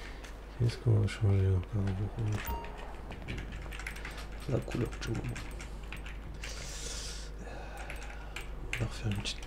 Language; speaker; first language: French; native; French